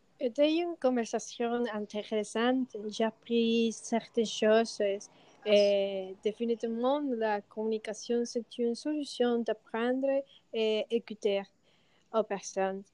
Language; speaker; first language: French; non-native, learner; Spanish